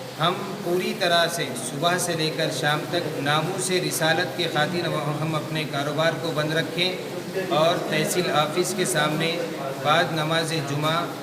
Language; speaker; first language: Urdu; native; Urdu